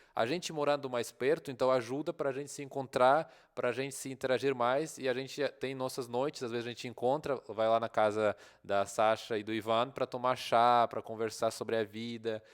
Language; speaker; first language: Portuguese; non-native, fluent; Russian